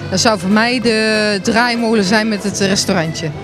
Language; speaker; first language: Dutch; native; Dutch